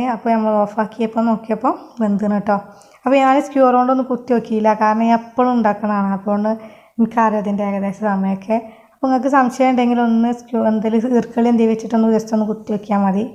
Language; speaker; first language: Malayalam; native; Malayalam